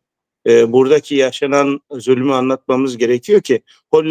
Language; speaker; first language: Turkish; early bilingual, heritage; Turkish